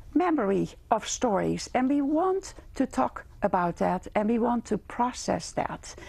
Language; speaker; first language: English; non-native, fluent; Dutch